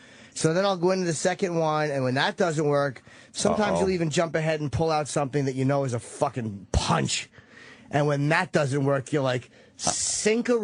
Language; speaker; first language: English; native; English